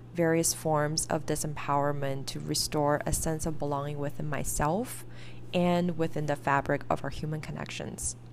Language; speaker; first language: English; early bilingual, other home language; Chinese